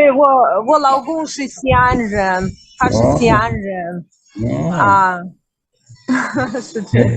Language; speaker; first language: Chinese; non-native, fluent; Russian